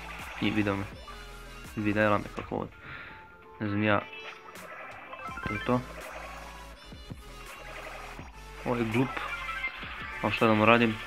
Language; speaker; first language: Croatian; early bilingual, heritage; Croatian